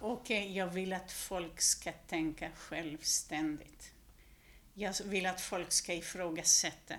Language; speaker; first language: Swedish; non-native, fluent; Hungarian